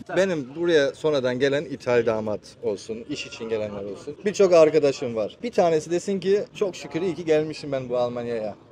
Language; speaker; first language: Turkish; early bilingual, heritage; Turkish